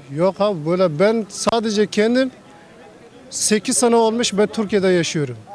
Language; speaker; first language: Turkish; non-native, learner; Persian